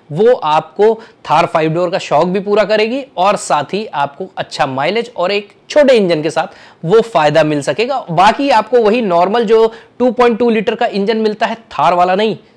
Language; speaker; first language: Hindi; native; Hindi